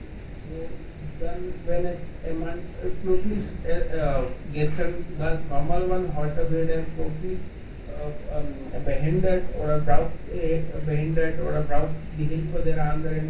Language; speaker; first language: German; non-native, learner; Hindi